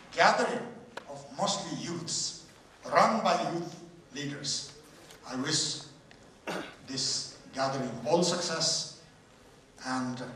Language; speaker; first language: English; non-native, local second language; Nepali